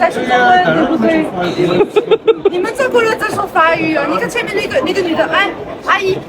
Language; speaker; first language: Chinese; non-native, fluent; French